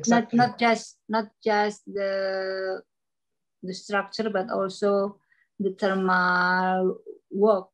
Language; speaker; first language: English; non-native, learner; Indonesian